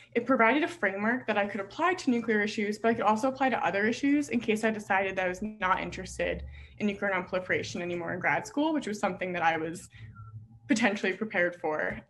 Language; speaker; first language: English; native; English